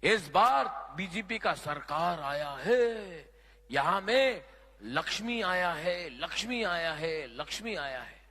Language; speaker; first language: Hindi; non-native, local second language; Kok Borok